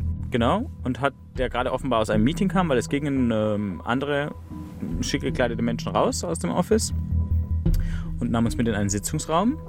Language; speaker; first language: German; native; German